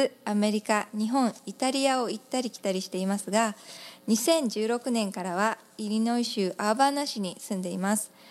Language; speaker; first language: Japanese; native; Japanese